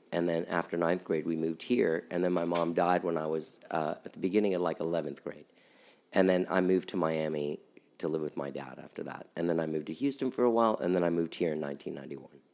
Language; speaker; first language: English; native; English